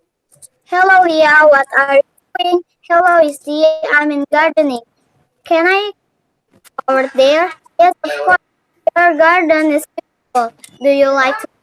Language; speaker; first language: English; non-native, learner; Indonesian